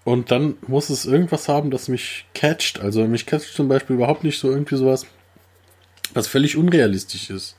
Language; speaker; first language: German; native; German